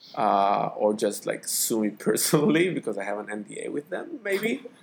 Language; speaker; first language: English; non-native, fluent; Hebrew